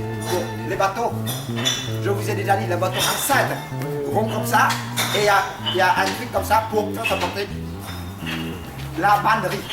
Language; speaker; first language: French; non-native, learner; Vietnamese